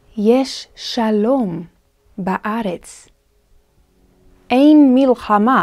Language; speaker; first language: Hebrew; non-native, fluent; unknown